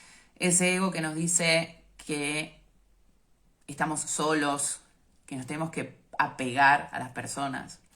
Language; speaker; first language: Spanish; native; Spanish